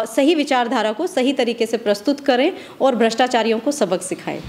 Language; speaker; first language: Hindi; native; Hindi